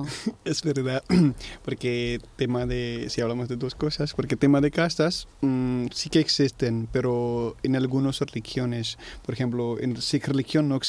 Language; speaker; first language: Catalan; non-native, learner; Punjabi